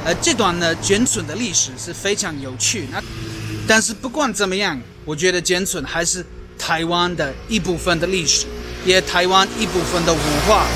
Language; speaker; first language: Chinese; non-native, fluent; English